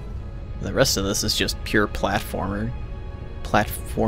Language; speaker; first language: English; native; English